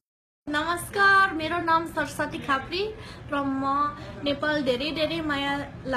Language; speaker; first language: Nepali; non-native, learner; English